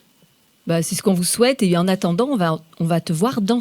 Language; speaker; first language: French; native; French